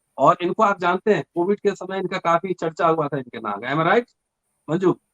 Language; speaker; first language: Hindi; native; Hindi